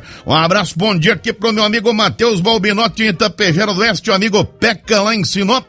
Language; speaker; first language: Portuguese; native; Portuguese